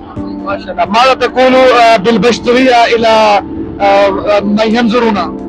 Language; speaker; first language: Arabic; non-native, learner; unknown